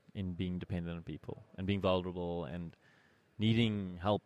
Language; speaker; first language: English; native; English